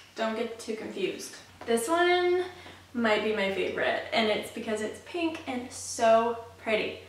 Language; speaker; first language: English; native; English